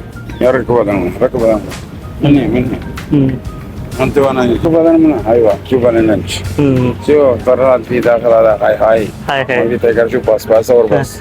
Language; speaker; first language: Arabic; non-native, learner; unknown